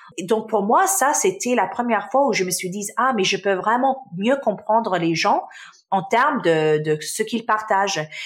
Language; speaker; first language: French; non-native, local second language; Arabic